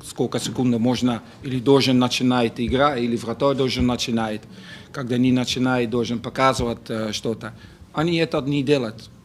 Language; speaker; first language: Russian; non-native, learner; Dutch